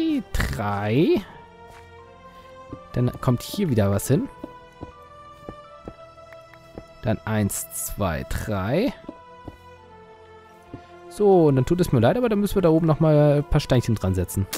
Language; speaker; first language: German; native; German